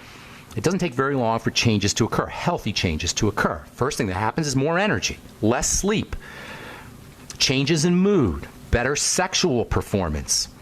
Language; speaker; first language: English; native; English